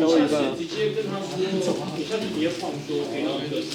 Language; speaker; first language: Chinese; native; Chinese